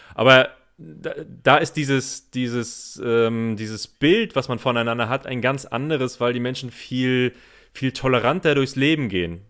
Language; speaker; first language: German; native; German